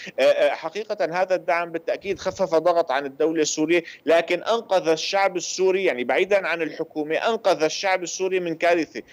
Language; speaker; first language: Arabic; native; Arabic